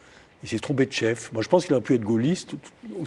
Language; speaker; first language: French; native; French